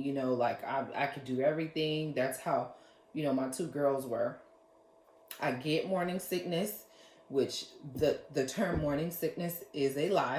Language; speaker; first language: English; native; English